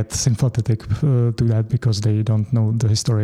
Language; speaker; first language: English; non-native, fluent; Czech